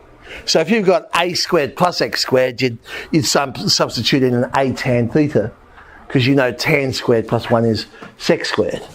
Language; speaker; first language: English; native; English